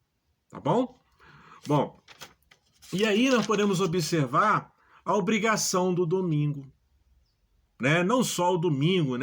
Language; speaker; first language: Portuguese; native; Portuguese